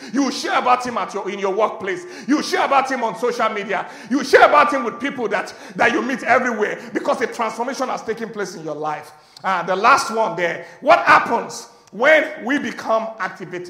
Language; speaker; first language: English; non-native, local second language; Yoruba